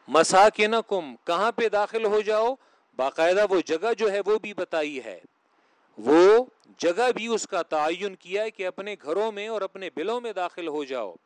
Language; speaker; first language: Urdu; non-native, local second language; Pashto